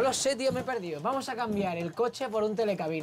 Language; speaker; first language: Spanish; native; Spanish